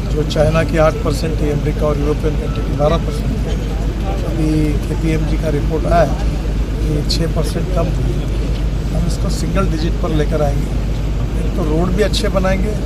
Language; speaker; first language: Hindi; non-native, local second language; Marathi